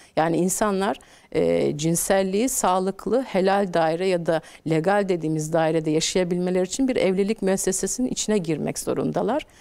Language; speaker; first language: Turkish; native; Turkish